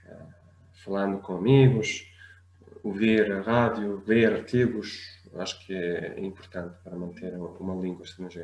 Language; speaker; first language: Portuguese; non-native, fluent; Arabic